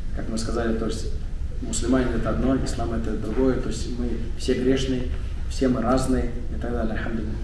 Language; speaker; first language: Russian; non-native, local second language; Tatar